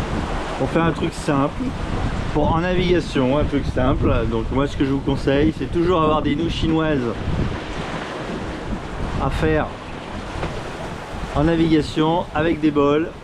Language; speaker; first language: French; native; French